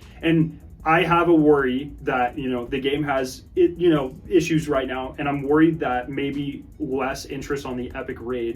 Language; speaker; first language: English; native; English